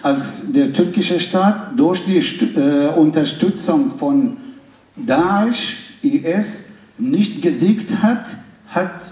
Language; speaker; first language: German; non-native, fluent; Kurdish